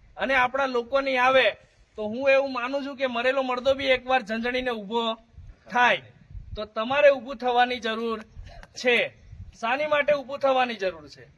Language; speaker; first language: Gujarati; non-native, local second language; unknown